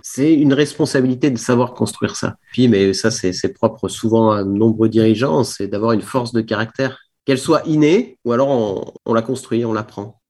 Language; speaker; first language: French; native; French